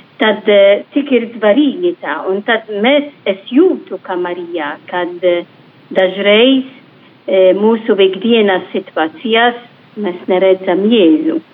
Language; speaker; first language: Latvian; non-native, fluent; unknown